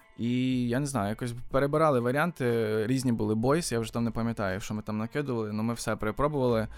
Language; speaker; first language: Ukrainian; native; Ukrainian